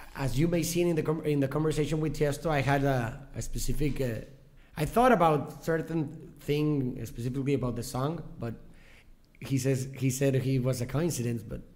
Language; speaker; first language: English; non-native, fluent; Spanish